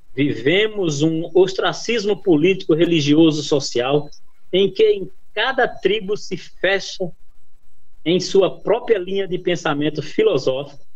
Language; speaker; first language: Portuguese; native; Portuguese